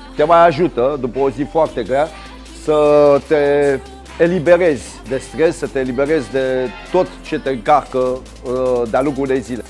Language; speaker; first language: Romanian; early bilingual, heritage; Romanian